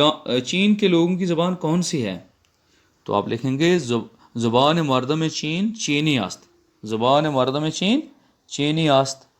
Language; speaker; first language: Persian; non-native, fluent; Urdu